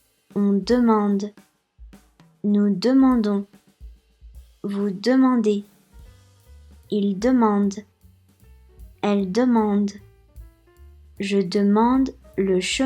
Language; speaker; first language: French; non-native, fluent; Japanese